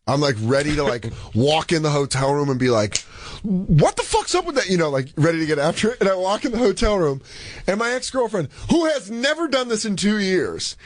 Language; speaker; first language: English; native; English